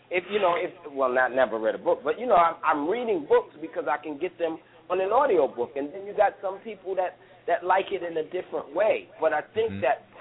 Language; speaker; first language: English; native; English